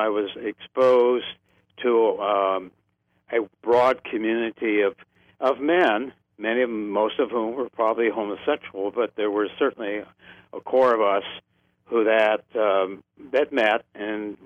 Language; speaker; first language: English; native; English